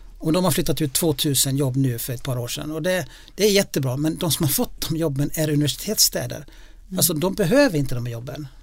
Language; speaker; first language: Swedish; native; Swedish